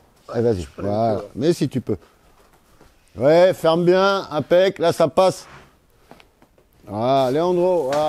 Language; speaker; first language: French; native; French